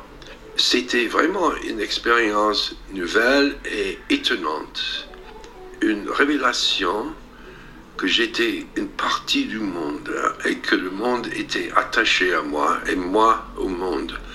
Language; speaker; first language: French; non-native, fluent; English